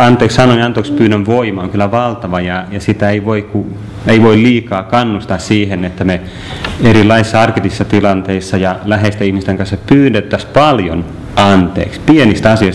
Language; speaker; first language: Finnish; native; Finnish